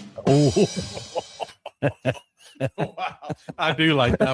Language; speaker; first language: English; native; English